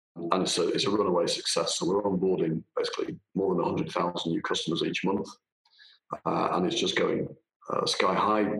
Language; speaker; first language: English; native; English